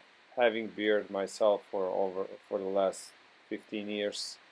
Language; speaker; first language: English; non-native, fluent; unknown